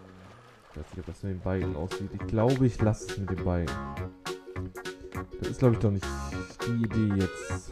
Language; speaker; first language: German; native; German